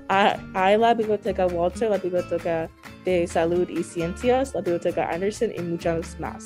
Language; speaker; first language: Spanish; non-native, learner; English